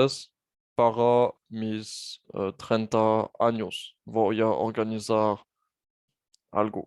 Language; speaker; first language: Spanish; non-native, fluent; French